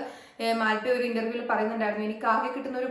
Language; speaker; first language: Malayalam; native; Malayalam